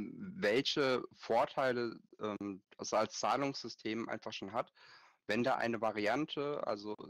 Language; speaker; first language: German; native; German